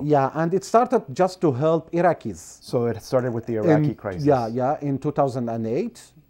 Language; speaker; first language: English; non-native, fluent; Arabic